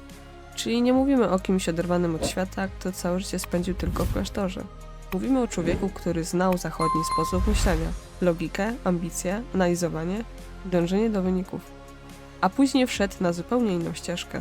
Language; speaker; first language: Polish; native; Polish